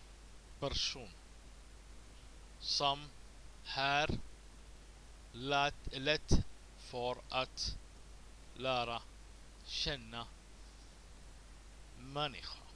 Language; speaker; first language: Swedish; non-native, fluent; Somali